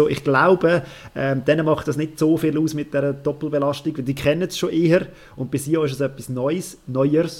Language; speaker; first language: German; native; German